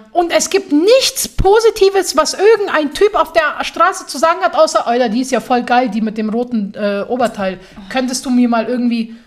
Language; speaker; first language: German; early bilingual, other home language; Persian